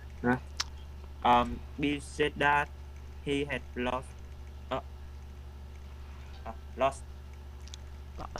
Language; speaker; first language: English; non-native, learner; Vietnamese